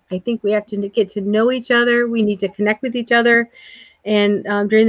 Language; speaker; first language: English; native; English